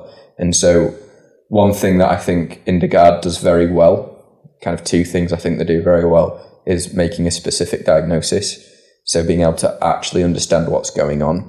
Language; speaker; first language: English; native; English